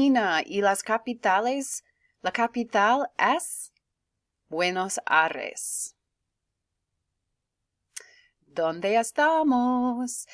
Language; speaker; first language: Spanish; non-native, fluent; English